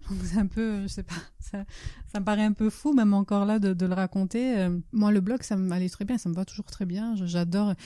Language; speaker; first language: French; early bilingual, other home language; Italian